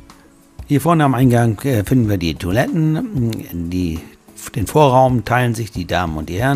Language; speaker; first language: German; native; German